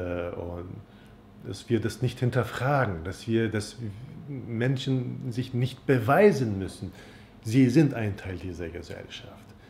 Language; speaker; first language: German; non-native, fluent; Turkish